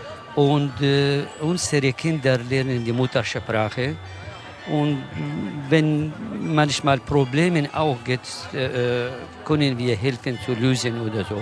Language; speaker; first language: German; non-native, learner; Kurdish